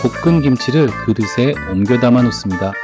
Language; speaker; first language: Korean; native; Korean